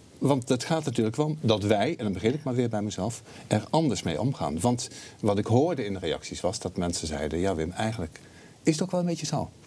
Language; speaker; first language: Dutch; native; Dutch